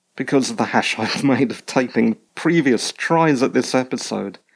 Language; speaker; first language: English; native; English